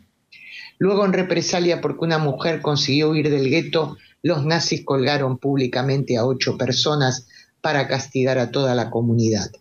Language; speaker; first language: Spanish; native; Spanish